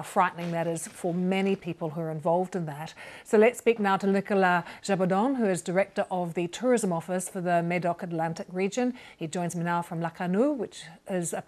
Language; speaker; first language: English; native; English